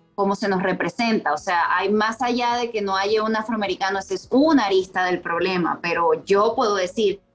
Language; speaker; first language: Spanish; native; Spanish